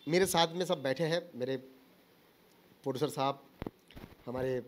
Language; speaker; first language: Hindi; non-native, local second language; Bangla